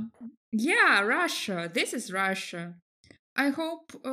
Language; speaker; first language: English; non-native, fluent; Russian